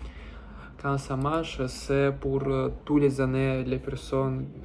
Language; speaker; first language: French; non-native, learner; Russian